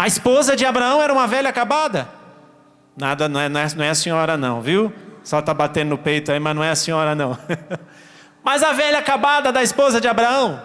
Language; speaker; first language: Portuguese; native; Portuguese